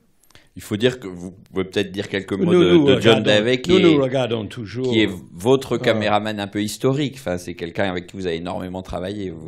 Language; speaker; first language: French; native; French